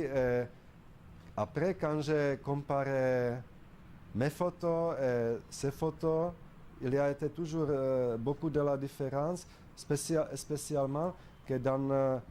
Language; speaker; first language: French; non-native, fluent; Czech